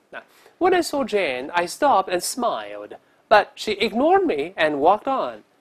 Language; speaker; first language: English; non-native, fluent; Chinese